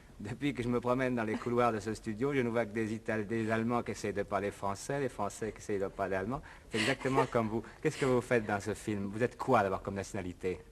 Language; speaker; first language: French; native; French